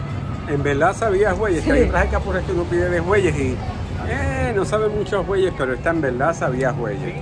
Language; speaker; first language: Spanish; native; Spanish